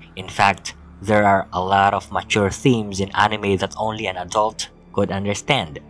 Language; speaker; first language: English; non-native, local second language; Filipino